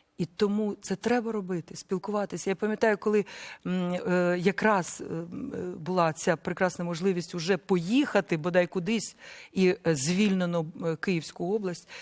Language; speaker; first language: Ukrainian; native; Ukrainian